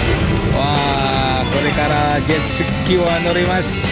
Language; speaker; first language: Japanese; non-native, learner; Indonesian